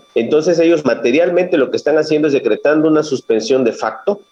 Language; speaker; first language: Spanish; native; Spanish